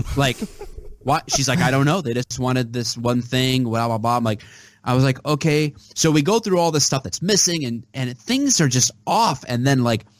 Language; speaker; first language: English; native; English